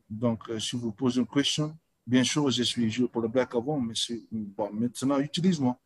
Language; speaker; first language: French; non-native, learner; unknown